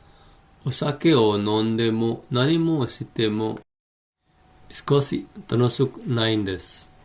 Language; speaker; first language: Japanese; non-native, fluent; Hindi